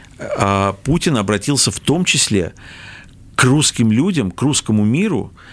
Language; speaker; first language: Russian; native; Russian